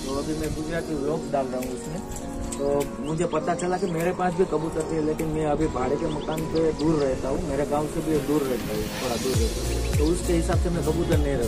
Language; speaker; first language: Hindi; non-native, local second language; Gujarati